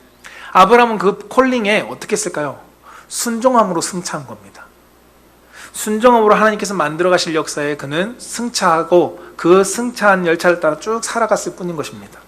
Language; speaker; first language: Korean; native; Korean